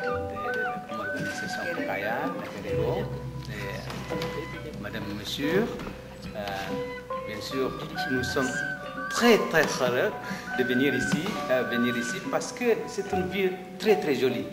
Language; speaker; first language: French; non-native, learner; Indonesian